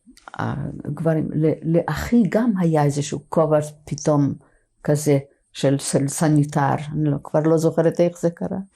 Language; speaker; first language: Hebrew; non-native, fluent; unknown